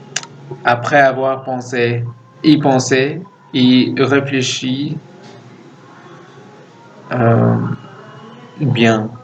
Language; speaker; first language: French; non-native, fluent; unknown